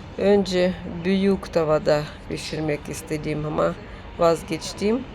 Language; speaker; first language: Turkish; non-native, learner; Russian